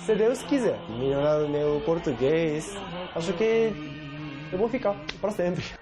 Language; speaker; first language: Portuguese; non-native, fluent; Japanese